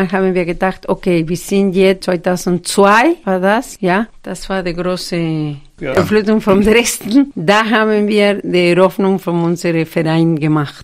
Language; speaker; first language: German; non-native, fluent; Spanish